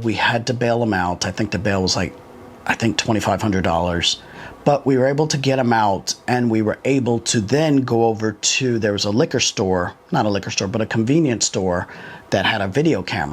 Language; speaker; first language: English; native; English